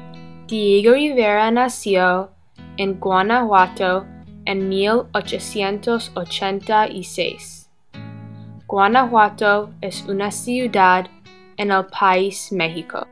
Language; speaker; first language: Spanish; non-native, learner; English